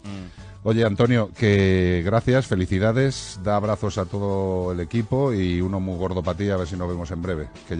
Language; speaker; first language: Spanish; native; Spanish